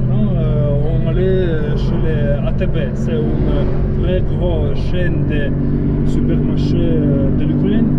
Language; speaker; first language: French; non-native, learner; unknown